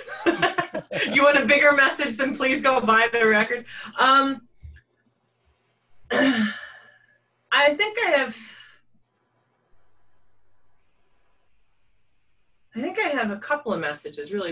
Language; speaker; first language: English; native; English